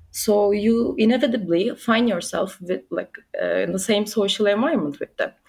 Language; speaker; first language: English; non-native, fluent; Turkish